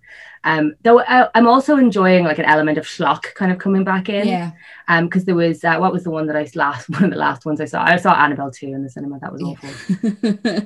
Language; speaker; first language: English; native; English